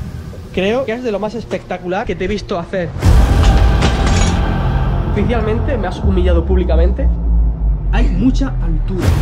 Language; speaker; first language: Spanish; native; Spanish